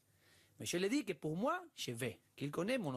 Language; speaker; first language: French; non-native, learner; Spanish